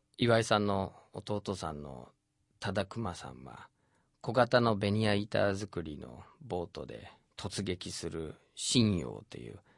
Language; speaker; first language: Japanese; non-native, fluent; English